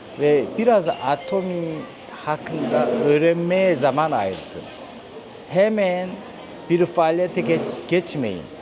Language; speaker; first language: Turkish; non-native, fluent; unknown